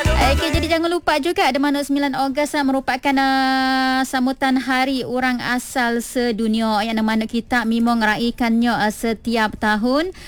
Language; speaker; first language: Malay; non-native, local second language; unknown